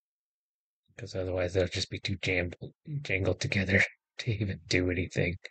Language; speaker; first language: English; native; English